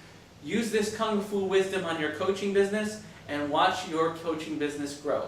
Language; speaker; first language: English; native; English